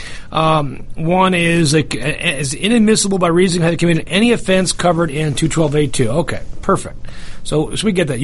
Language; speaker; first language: English; native; English